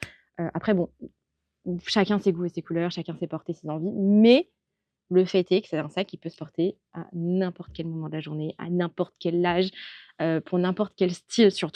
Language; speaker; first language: French; native; French